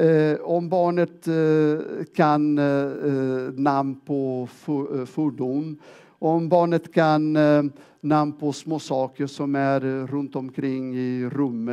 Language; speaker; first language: Swedish; non-native, fluent; Portuguese